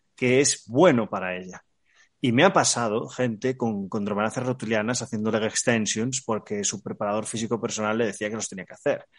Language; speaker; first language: Spanish; native; Spanish